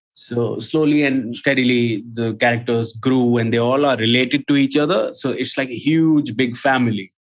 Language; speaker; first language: English; non-native, local second language; Hindi